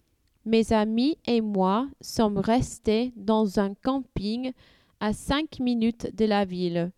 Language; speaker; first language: French; non-native, learner; English